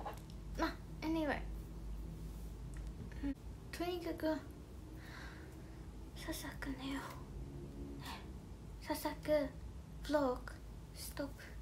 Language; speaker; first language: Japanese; non-native, fluent; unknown